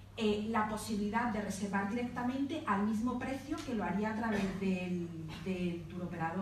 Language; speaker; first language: Spanish; native; Spanish